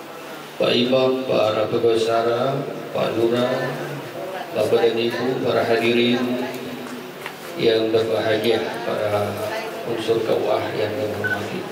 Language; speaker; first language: Indonesian; native; Indonesian